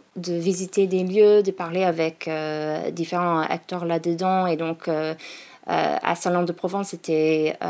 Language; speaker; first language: French; non-native, learner; English